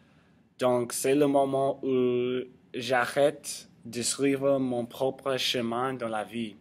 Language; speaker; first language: French; non-native, learner; English